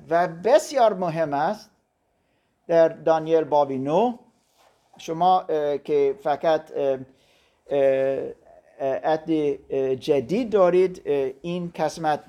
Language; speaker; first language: Persian; non-native, fluent; German